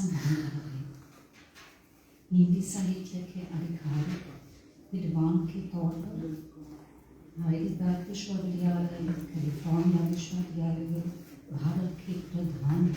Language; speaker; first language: Hindi; non-native, fluent; German